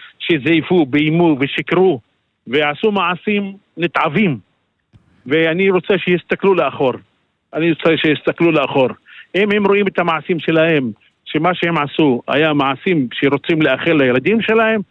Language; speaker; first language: Hebrew; non-native, local second language; Arabic